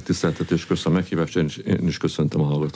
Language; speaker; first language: Hungarian; native; Hungarian